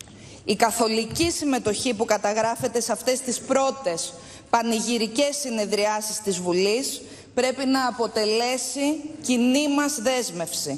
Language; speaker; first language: Greek; native; Greek